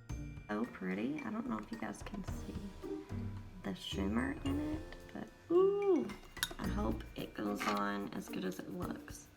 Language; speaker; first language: English; native; English